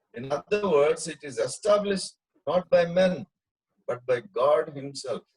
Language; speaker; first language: English; non-native, local second language; Telugu